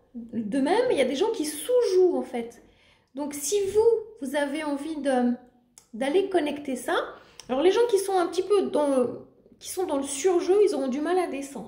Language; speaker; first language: French; native; French